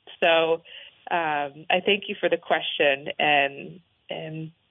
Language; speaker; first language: English; native; English